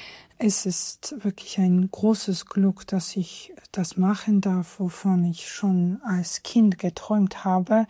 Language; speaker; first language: German; non-native, fluent; Georgian